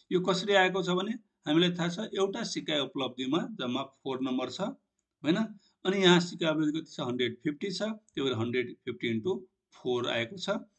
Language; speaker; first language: Nepali; non-native, local second language; Maithili